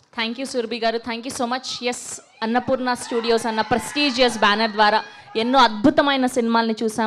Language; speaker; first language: Telugu; native; Telugu